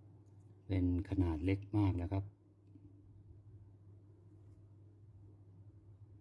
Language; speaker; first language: Thai; native; Thai